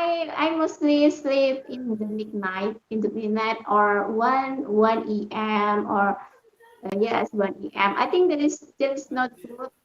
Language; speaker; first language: English; non-native, learner; Indonesian